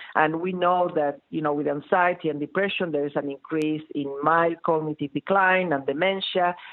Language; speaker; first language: English; non-native, fluent; Spanish